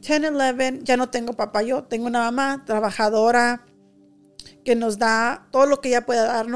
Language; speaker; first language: Spanish; early bilingual, heritage; Spanish